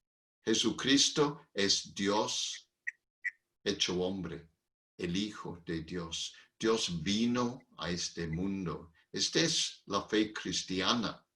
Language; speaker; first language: Spanish; non-native, fluent; English